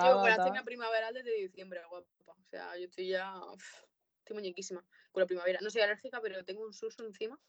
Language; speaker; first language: Spanish; native; Spanish